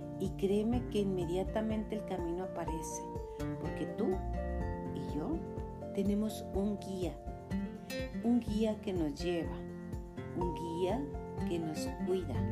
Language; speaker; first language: Spanish; native; Spanish